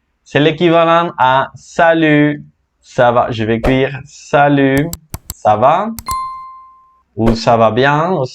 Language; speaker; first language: French; non-native, fluent; Spanish